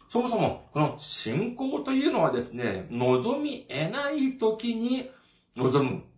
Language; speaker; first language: Japanese; non-native, fluent; Korean